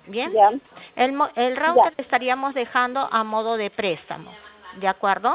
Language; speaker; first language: Spanish; native; Spanish